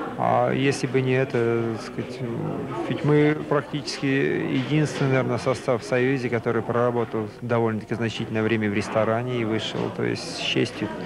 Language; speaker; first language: Russian; native; Russian